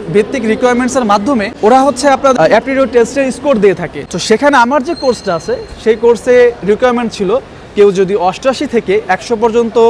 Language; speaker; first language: Bangla; native; Bangla